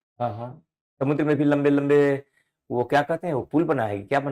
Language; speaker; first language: Hindi; native; Hindi